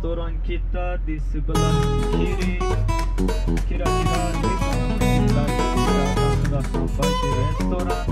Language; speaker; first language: Indonesian; non-native, fluent; Turkish